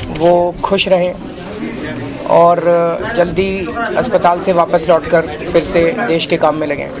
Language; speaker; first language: Hindi; native; Hindi